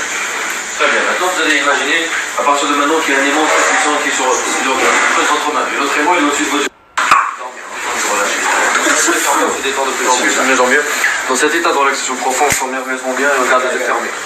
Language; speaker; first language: French; native; French